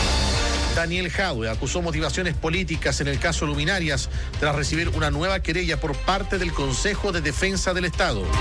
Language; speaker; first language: Spanish; native; Spanish